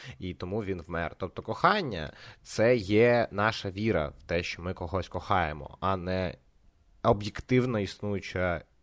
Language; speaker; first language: Ukrainian; non-native, local second language; Russian